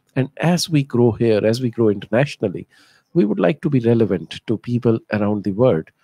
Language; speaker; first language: English; non-native, local second language; Hindi